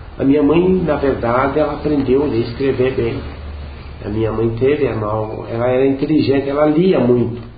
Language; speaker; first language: Portuguese; non-native, local second language; Venetian